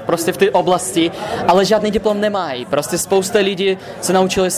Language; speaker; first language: Czech; non-native, fluent; Russian